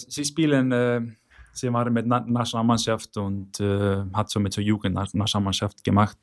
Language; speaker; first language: German; non-native, learner; Icelandic